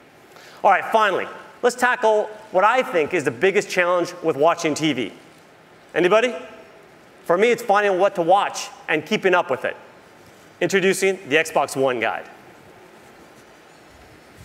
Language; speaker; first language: English; native; English